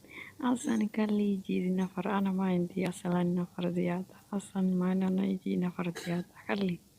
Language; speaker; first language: Arabic; non-native, learner; Oromo